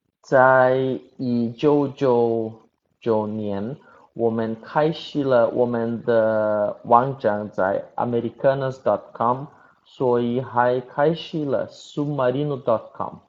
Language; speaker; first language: Chinese; non-native, learner; Portuguese